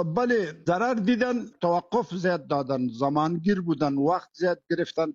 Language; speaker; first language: Persian; non-native, local second language; Pashto